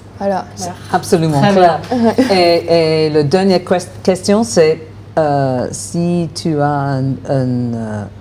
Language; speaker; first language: French; non-native, learner; English